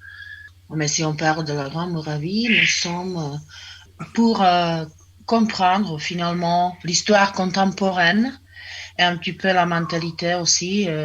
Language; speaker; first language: French; non-native, fluent; Czech